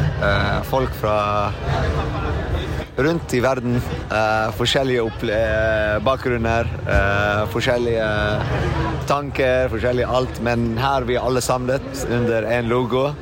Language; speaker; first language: Norwegian; non-native, fluent; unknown